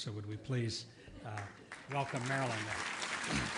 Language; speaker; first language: English; native; English